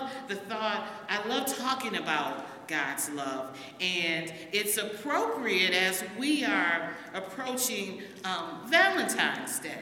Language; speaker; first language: English; native; English